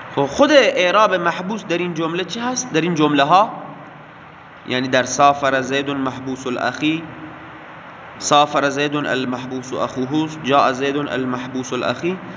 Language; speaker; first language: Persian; non-native, local second language; Baluchi